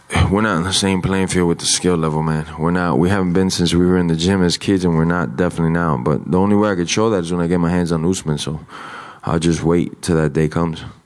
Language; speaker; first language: English; early bilingual, other home language; Spanish